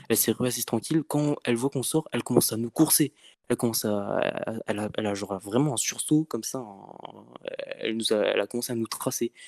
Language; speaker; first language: French; native; French